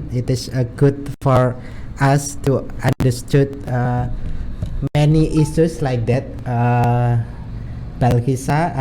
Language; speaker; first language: English; non-native, learner; Indonesian